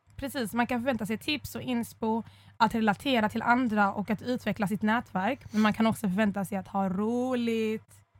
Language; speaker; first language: Swedish; early bilingual, other home language; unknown